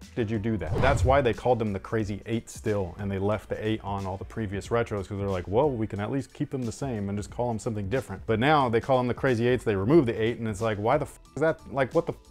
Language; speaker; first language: English; native; English